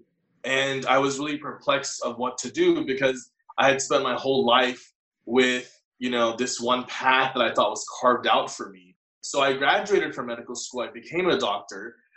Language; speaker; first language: English; native; English